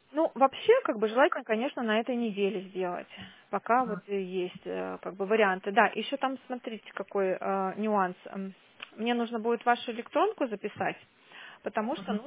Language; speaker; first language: Russian; native; Russian